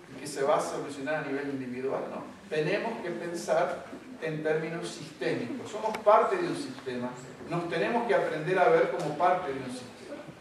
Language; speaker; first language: Spanish; native; Spanish